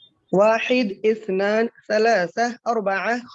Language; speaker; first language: Arabic; non-native, learner; Bangla